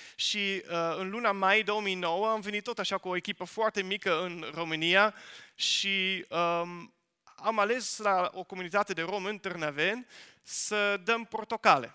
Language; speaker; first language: Romanian; non-native, fluent; Dutch